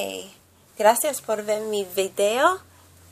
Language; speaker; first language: Spanish; early bilingual, heritage; English